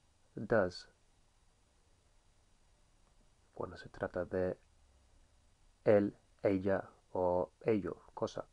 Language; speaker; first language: Spanish; non-native, fluent; English